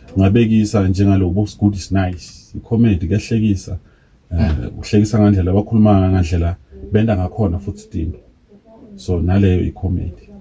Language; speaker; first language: Zulu; non-native, local second language; Swati